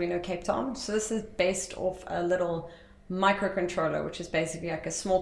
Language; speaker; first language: English; native; English